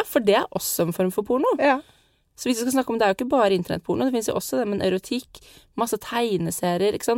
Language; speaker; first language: Norwegian; native; Norwegian